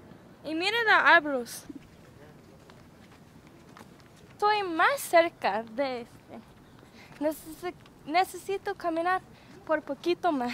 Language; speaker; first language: Spanish; non-native, learner; English